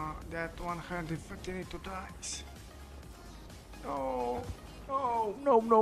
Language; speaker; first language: English; non-native, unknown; Italian